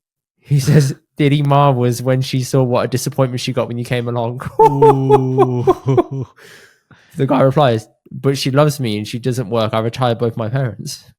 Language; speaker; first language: English; early bilingual, other home language; Punjabi